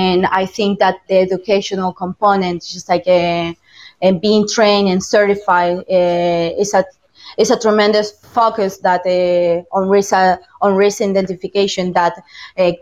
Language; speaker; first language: English; non-native, fluent; Spanish